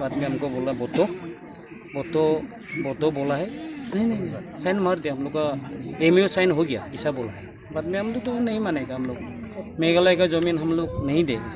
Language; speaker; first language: Hindi; non-native, local second language; Bangla